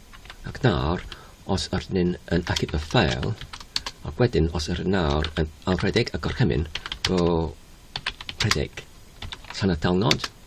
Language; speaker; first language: Welsh; non-native, learner; English